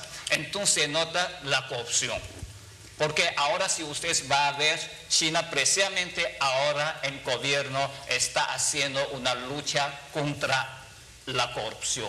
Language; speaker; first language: Spanish; non-native, fluent; Chinese